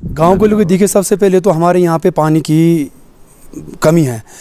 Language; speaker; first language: Hindi; native; Hindi